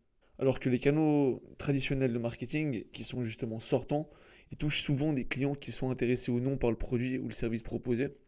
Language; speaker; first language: French; native; French